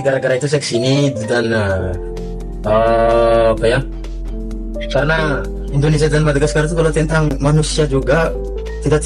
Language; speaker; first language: Indonesian; non-native, fluent; Malagasy